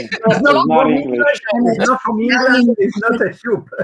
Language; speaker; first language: English; non-native, learner; Italian